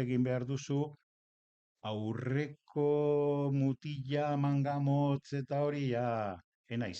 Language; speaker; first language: Basque; non-native, local second language; Spanish